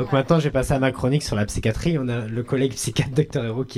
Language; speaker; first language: French; native; French